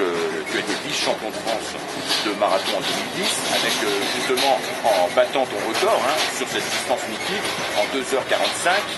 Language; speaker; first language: French; native; French